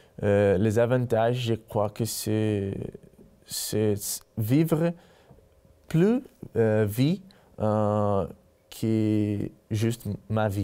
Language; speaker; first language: French; non-native, learner; Portuguese